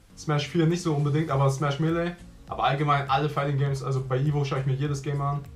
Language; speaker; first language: German; early bilingual, other home language; Vietnamese